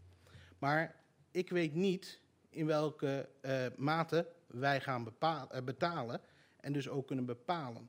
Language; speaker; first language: Dutch; native; Dutch